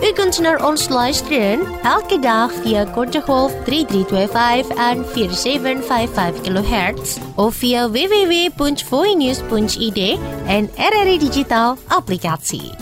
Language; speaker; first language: Dutch; non-native, fluent; Indonesian